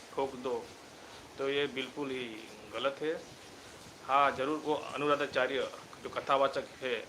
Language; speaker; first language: Hindi; non-native, local second language; Gujarati